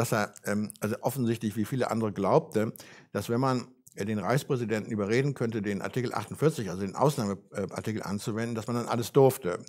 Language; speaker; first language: German; native; German